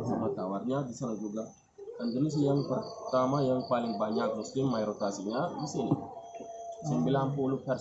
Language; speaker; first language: Indonesian; non-native, learner; Arabic